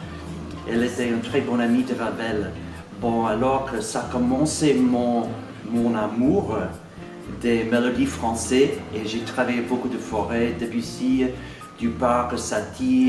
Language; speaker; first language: French; non-native, fluent; English